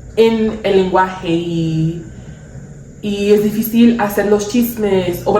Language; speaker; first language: Spanish; non-native, learner; English